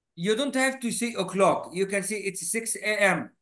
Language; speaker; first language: English; non-native, fluent; Arabic